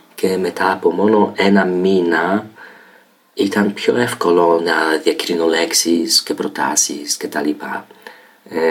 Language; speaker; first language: Greek; non-native, fluent; Polish